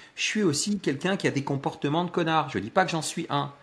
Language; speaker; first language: French; native; French